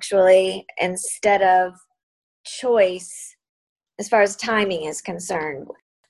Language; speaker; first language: English; native; English